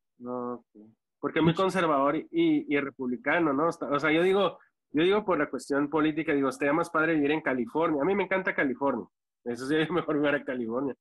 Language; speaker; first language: Spanish; native; Spanish